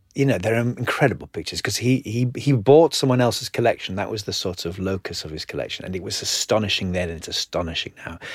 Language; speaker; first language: English; native; English